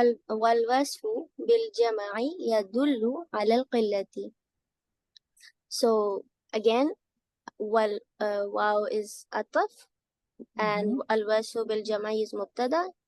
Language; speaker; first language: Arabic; non-native, learner; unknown